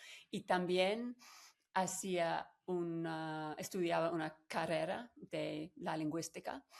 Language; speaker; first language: Spanish; non-native, fluent; English